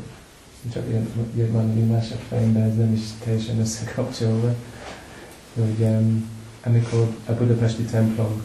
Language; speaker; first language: Hungarian; non-native, learner; English